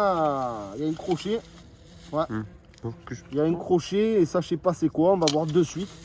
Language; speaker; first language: French; native; French